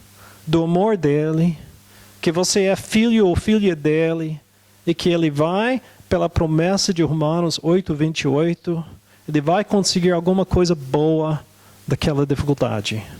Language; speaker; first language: Portuguese; non-native, fluent; English